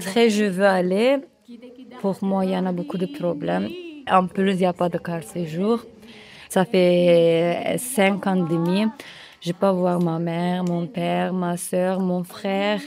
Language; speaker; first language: French; non-native, learner; Turkish